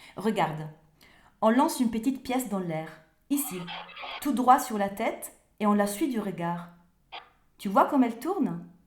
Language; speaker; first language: French; non-native, fluent; Italian